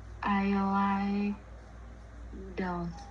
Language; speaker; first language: English; non-native, learner; Indonesian